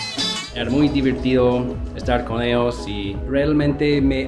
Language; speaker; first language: Spanish; non-native, learner; English